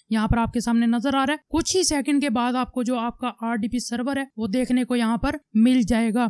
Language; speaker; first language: Urdu; native; Urdu